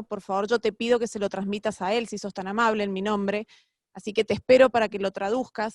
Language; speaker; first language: Spanish; native; Spanish